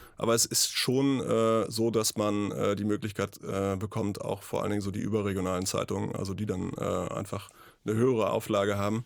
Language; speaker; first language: German; native; German